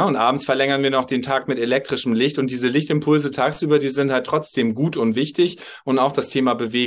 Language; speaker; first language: German; native; German